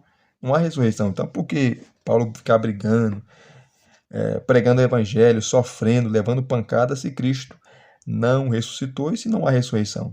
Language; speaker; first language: Portuguese; native; Portuguese